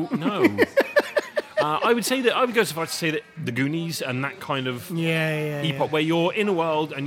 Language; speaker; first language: English; native; English